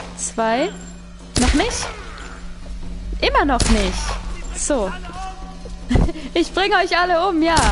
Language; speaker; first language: German; native; German